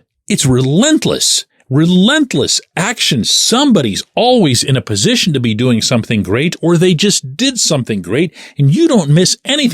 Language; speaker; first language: English; native; English